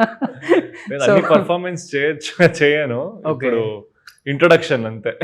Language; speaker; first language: Telugu; non-native, fluent; Kannada